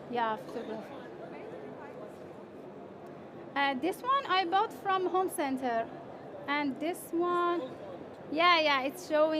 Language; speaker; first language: English; non-native, fluent; Persian